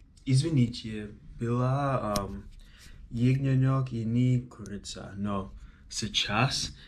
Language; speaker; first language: Russian; non-native, learner; English